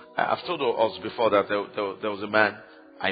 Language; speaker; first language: English; non-native, local second language; Yoruba